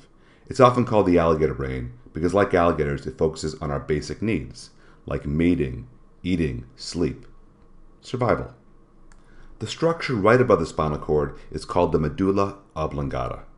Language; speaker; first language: English; native; English